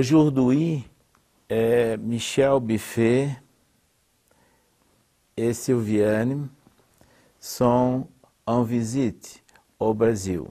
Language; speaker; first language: French; non-native, learner; Portuguese